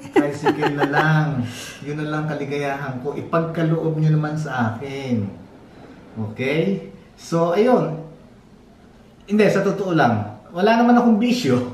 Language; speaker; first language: Filipino; native; Filipino